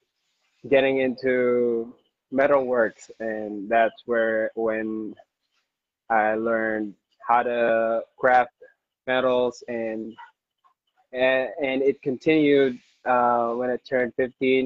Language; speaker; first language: English; non-native, local second language; Hiligaynon